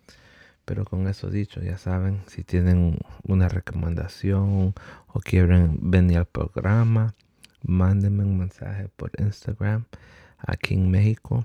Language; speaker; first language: Spanish; early bilingual, heritage; Spanish